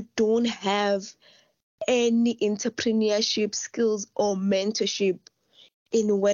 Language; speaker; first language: English; non-native, local second language; Northern Sotho